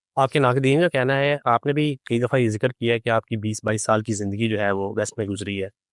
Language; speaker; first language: Urdu; native; Urdu